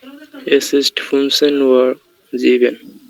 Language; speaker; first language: German; non-native, learner; Bangla